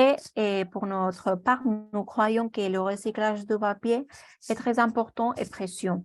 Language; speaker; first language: French; non-native, learner; Spanish